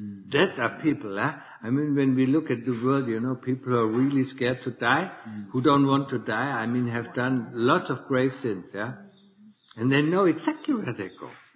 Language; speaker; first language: English; non-native, fluent; German